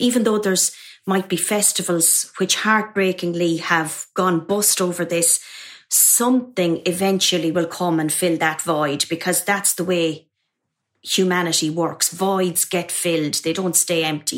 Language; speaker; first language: English; native; English